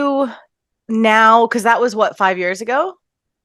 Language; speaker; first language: English; native; English